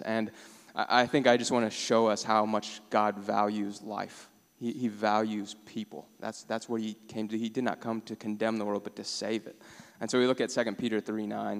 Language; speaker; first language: English; native; English